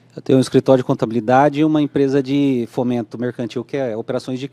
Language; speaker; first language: Portuguese; native; Portuguese